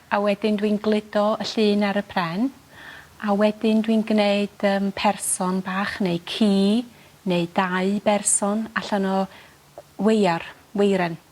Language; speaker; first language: Welsh; native; Welsh